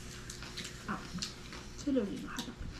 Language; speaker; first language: Japanese; non-native, fluent; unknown